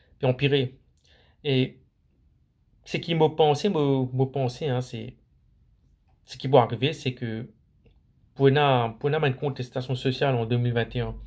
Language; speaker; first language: French; non-native, local second language; Morisyen